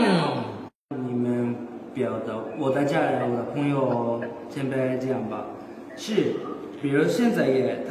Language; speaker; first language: Chinese; non-native, learner; Japanese